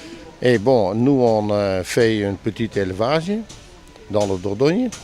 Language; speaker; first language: French; non-native, fluent; Dutch